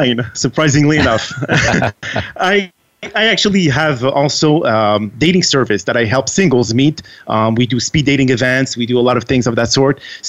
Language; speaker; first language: English; non-native, fluent; French